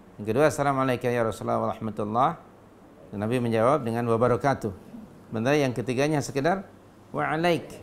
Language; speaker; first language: Malay; non-native, local second language; Sundanese